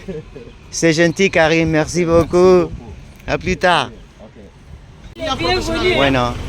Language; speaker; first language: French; non-native, learner; Spanish